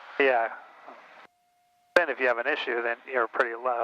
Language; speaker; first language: English; native; English